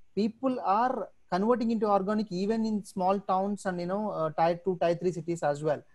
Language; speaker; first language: English; non-native, local second language; Telugu